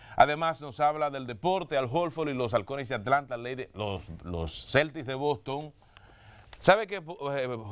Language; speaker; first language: Spanish; native; Spanish